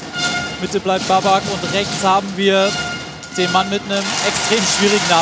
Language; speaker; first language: German; native; German